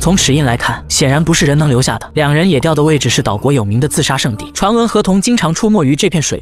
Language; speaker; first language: Chinese; native; Chinese